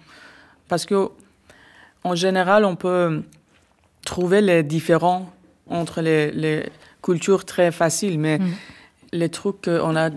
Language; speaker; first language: French; non-native, learner; Persian